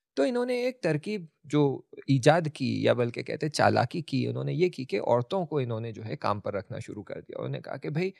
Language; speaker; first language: Urdu; native; Urdu